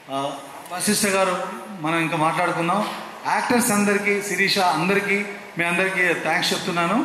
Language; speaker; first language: Telugu; native; Telugu